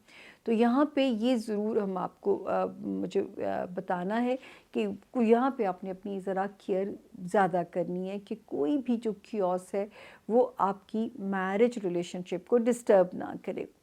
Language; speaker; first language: Urdu; native; Urdu